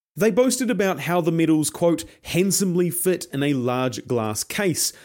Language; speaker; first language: English; native; English